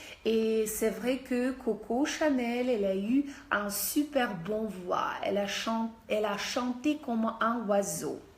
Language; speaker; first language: French; non-native, fluent; Russian